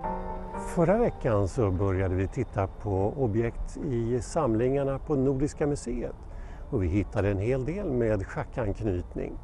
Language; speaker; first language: Swedish; native; Swedish